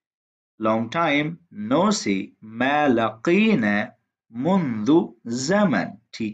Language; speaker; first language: Arabic; non-native, fluent; Urdu